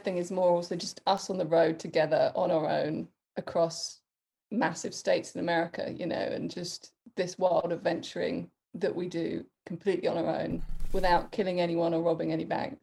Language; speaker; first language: English; native; English